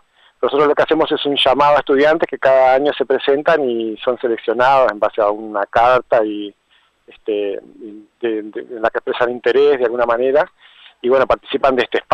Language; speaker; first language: Spanish; native; Spanish